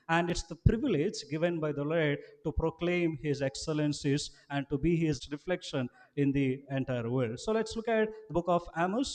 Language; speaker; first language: English; non-native, local second language; Telugu